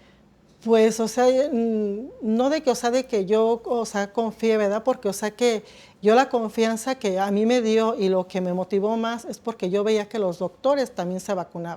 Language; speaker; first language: Spanish; native; Spanish